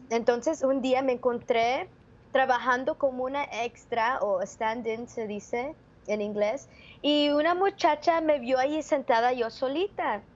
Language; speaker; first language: Spanish; early bilingual, heritage; Spanish